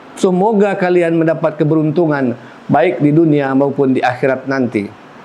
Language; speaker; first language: Malay; non-native, local second language; Minangkabau